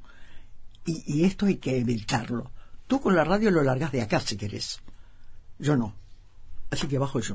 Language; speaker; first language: Spanish; native; Spanish